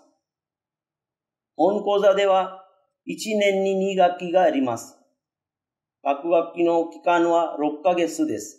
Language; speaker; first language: Japanese; non-native, fluent; Urdu